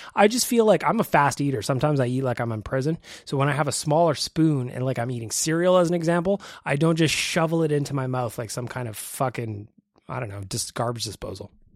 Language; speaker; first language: English; native; English